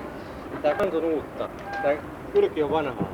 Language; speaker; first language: Finnish; native; Finnish